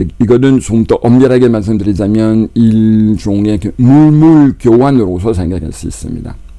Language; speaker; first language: Korean; non-native, fluent; French